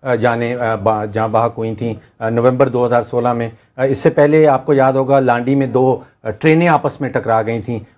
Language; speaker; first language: Urdu; native; Urdu